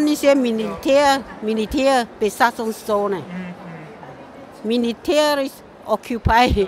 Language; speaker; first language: German; non-native, fluent; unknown